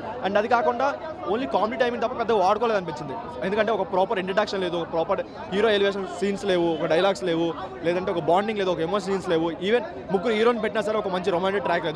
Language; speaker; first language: Telugu; native; Telugu